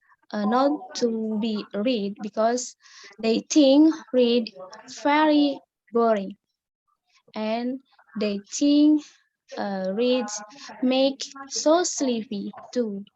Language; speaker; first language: English; non-native, learner; Indonesian